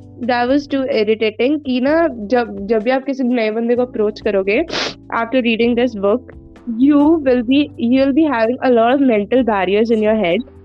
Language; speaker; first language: English; non-native, local second language; Punjabi